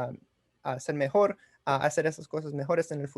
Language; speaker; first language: Spanish; early bilingual, heritage; English